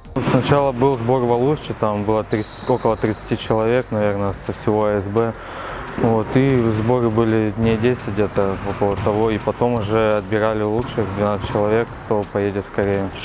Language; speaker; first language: Russian; native; Russian